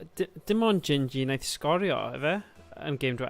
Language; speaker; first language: Welsh; non-native, local second language; English